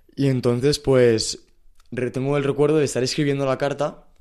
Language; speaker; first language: Spanish; native; Spanish